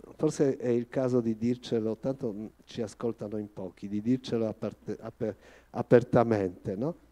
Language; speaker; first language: Italian; non-native, fluent; Polish